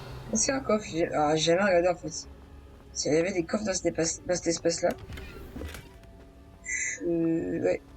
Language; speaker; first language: French; native; French